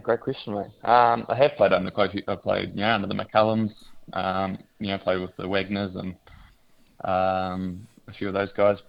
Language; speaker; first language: English; native; English